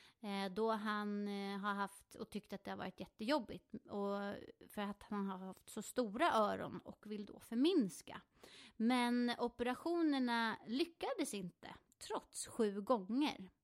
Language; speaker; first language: Swedish; native; Swedish